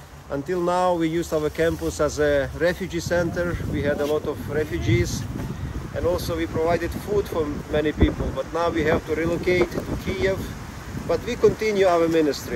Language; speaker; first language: English; non-native, fluent; Ukrainian